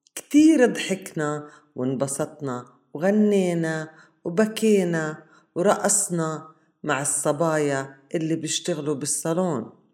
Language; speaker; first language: Arabic; native; Arabic